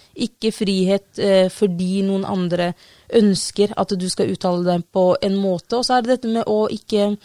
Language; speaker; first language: Norwegian; non-native, fluent; Somali